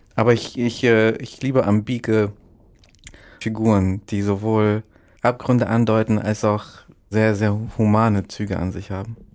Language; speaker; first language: German; early bilingual, other home language; Russian